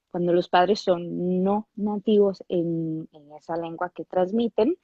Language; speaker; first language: Spanish; native; Spanish